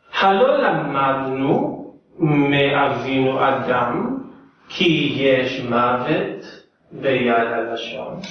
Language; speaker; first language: Hebrew; non-native, learner; English